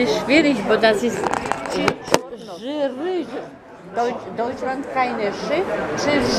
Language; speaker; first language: German; non-native, learner; Polish